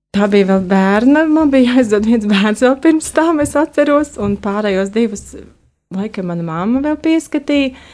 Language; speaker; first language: Latvian; native; Latvian